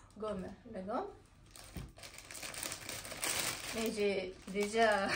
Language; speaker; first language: French; non-native, learner; Japanese